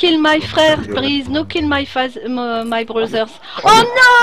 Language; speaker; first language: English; non-native, learner; French